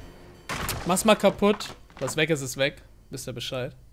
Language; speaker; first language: German; native; German